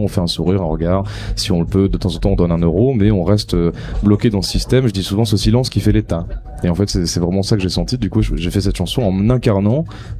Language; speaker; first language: French; native; French